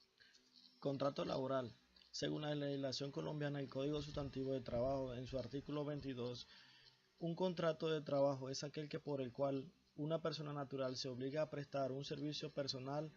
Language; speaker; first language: Spanish; native; Spanish